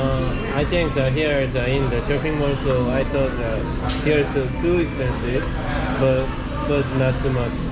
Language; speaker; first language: English; non-native, learner; Korean